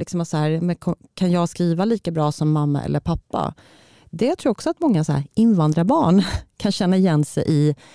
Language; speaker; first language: Swedish; early bilingual, other home language; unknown